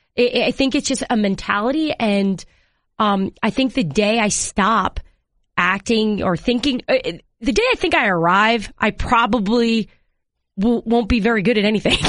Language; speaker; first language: English; native; English